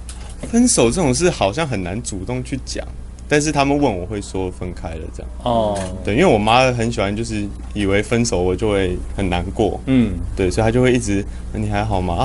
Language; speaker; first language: Chinese; native; Chinese